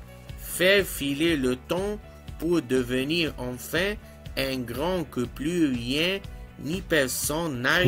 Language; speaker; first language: French; non-native, fluent; Arabic